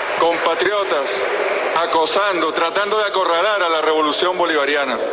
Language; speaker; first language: Spanish; native; Spanish